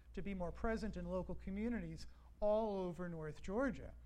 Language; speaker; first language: English; native; English